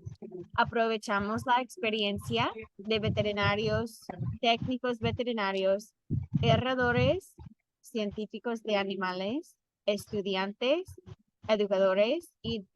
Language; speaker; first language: Spanish; non-native, fluent; English